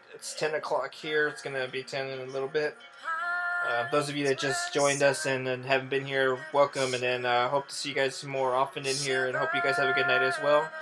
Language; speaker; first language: English; native; English